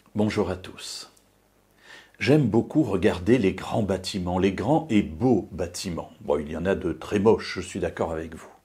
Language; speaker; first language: French; native; French